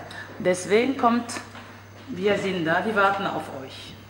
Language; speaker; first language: German; non-native, fluent; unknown